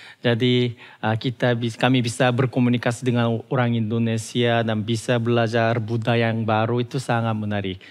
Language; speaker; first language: Indonesian; non-native, fluent; Korean